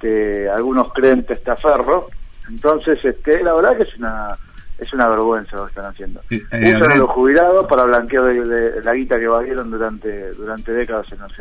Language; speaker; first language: Spanish; native; Spanish